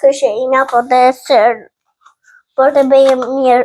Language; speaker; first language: Albanian; early bilingual, heritage; Albanian